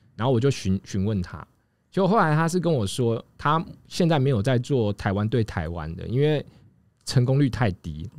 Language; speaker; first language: Chinese; native; Chinese